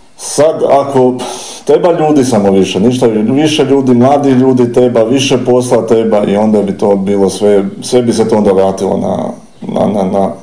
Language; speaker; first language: Croatian; non-native, local second language; Rusyn